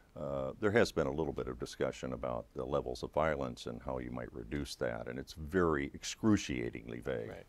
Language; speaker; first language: English; native; English